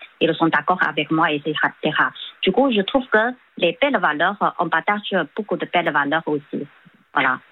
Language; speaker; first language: French; non-native, fluent; Chinese